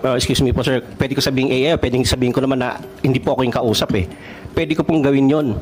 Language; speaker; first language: Filipino; non-native, local second language; Cebuano